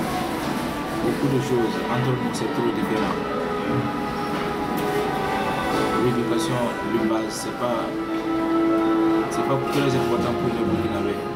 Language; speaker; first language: French; non-native, learner; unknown